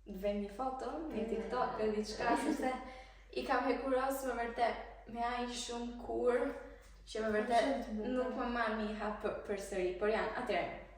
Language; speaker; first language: Albanian; early bilingual, heritage; Albanian